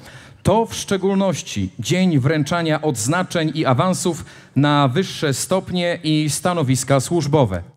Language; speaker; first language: Polish; native; Polish